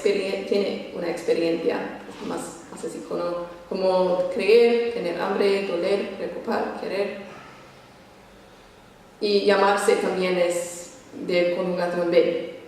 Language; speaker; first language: Spanish; non-native, fluent; English